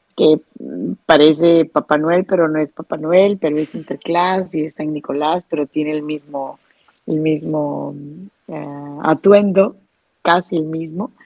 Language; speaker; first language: Spanish; native; Spanish